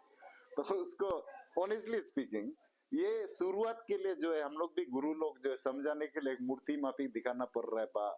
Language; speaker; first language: Hindi; non-native, local second language; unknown